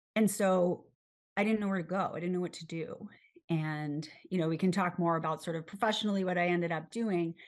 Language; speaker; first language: English; native; English